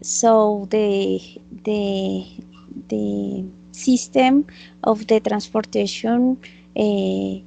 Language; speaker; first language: English; non-native, learner; Spanish